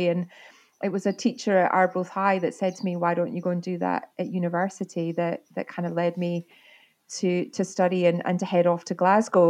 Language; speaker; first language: English; native; English